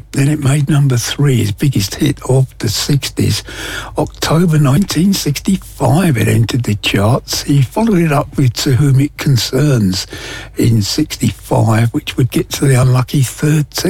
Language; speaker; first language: English; native; English